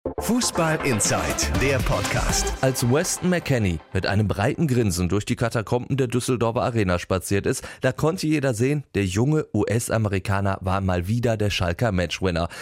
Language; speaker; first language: German; native; German